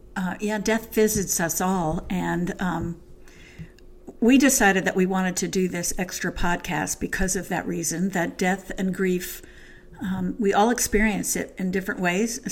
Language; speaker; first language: English; native; English